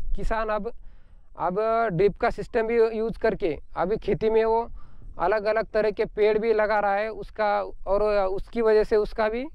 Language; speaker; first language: Hindi; non-native, local second language; Marathi